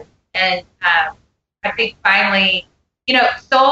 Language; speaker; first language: English; native; English